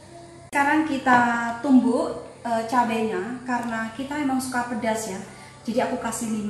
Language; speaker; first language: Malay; non-native, local second language; Javanese